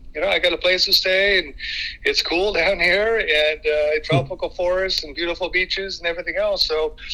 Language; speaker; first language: English; native; English